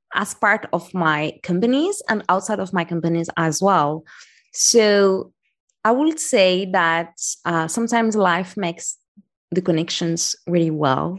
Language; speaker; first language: English; non-native, fluent; Arabic